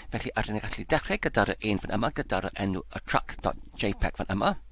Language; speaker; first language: Welsh; non-native, learner; Polish